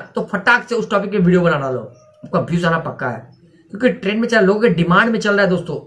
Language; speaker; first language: Hindi; native; Hindi